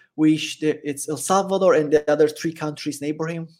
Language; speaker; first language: English; non-native, fluent; Italian